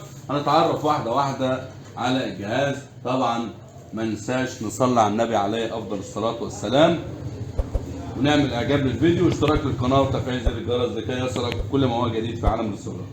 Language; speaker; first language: Arabic; native; Arabic